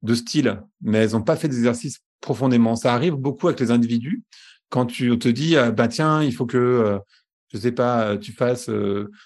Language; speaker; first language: French; native; French